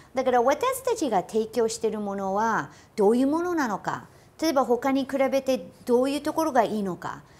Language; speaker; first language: Japanese; non-native, fluent; English